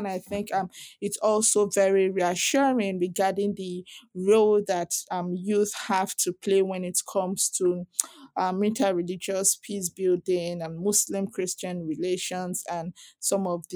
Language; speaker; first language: English; non-native, local second language; Yoruba